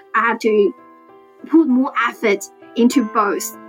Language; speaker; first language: English; non-native, fluent; Chinese